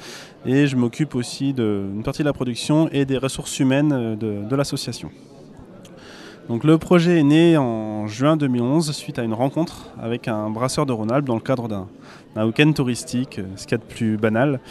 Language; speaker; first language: French; native; French